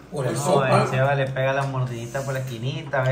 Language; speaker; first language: Spanish; native; Spanish